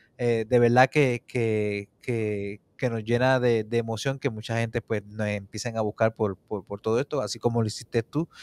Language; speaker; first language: Spanish; native; Spanish